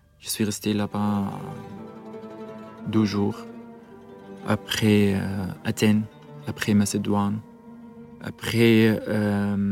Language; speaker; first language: French; non-native, learner; Arabic